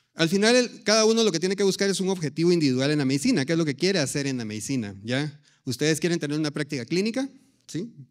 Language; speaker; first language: Spanish; native; Spanish